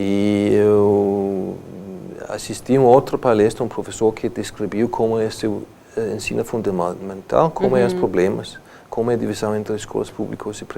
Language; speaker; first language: Portuguese; non-native, fluent; Danish